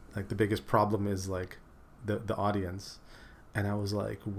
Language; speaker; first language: English; early bilingual, other home language; Filipino